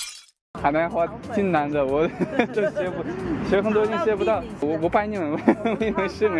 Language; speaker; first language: Chinese; non-native, fluent; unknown